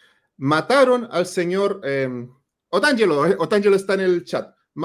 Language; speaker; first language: Spanish; native; Spanish